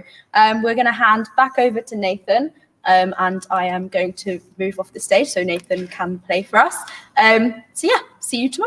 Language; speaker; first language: English; native; English